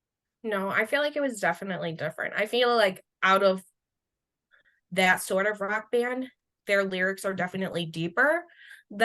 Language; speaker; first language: English; native; English